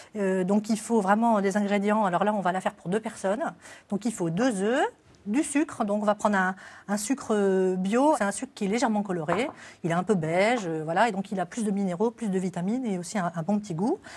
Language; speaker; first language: French; native; French